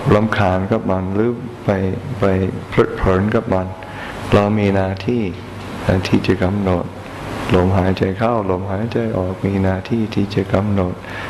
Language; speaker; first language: Thai; non-native, fluent; English